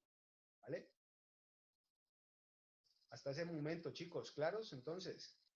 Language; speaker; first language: Spanish; native; Spanish